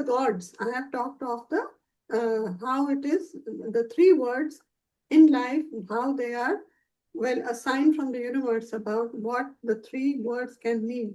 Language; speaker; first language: English; non-native, local second language; Hindi